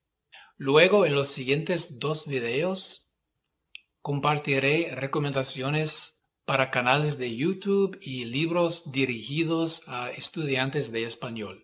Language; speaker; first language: Spanish; non-native, fluent; English